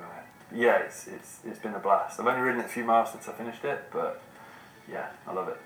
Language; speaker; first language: English; native; English